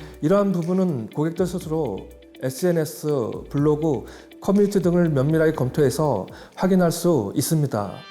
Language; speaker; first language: Korean; native; Korean